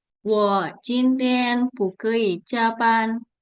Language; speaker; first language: Chinese; non-native, fluent; Indonesian